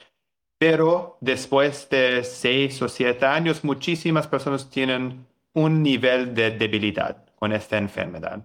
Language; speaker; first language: Spanish; non-native, learner; English